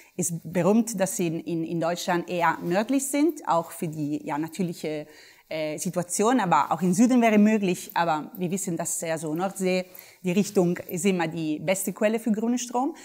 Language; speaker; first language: German; non-native, fluent; Italian